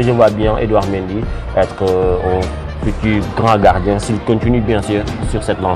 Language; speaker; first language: French; non-native, local second language; Wolof